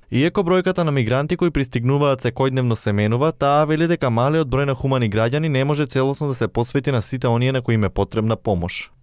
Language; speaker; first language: Macedonian; native; Macedonian